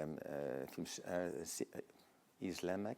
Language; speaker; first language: Turkish; non-native, learner; Dutch